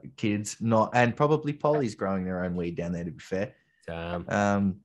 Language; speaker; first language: English; native; English